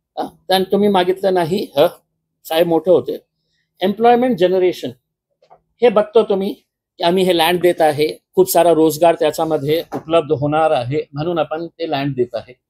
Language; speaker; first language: Marathi; non-native, local second language; Urdu